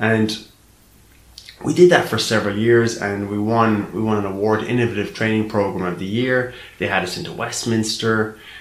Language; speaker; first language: English; native; English